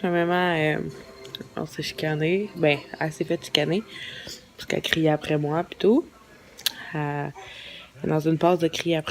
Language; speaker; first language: French; native; French